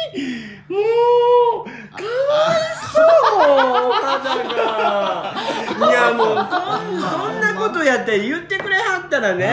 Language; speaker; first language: Japanese; native; Japanese